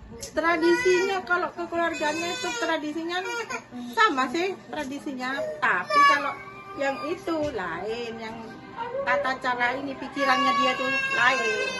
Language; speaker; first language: Indonesian; non-native, local second language; Madurese